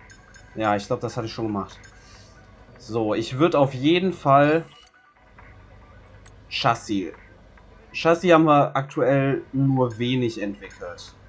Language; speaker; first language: German; native; German